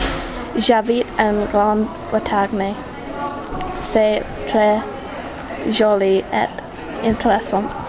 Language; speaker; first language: French; non-native, learner; English